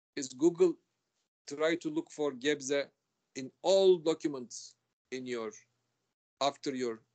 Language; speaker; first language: English; non-native, fluent; Turkish